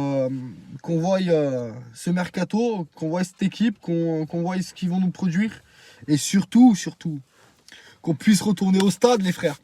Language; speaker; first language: French; native; French